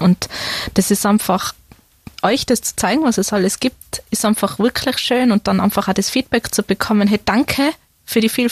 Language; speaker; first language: German; native; German